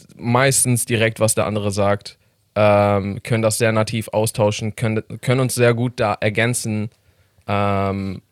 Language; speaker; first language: German; non-native, fluent; Persian